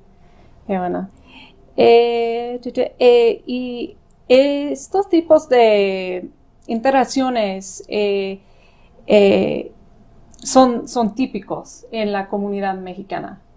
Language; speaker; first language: Spanish; non-native, fluent; English